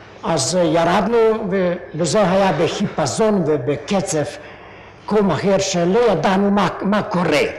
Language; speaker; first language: Hebrew; non-native, fluent; Hungarian